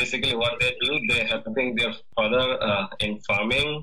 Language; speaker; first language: English; non-native, learner; Bangla